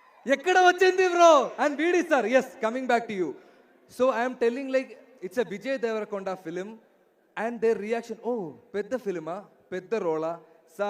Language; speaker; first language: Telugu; non-native, learner; Malayalam